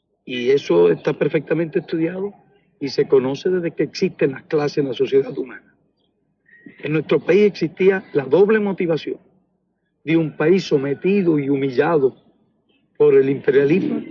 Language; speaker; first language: Spanish; native; Spanish